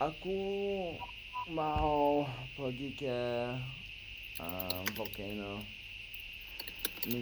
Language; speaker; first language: Indonesian; non-native, learner; English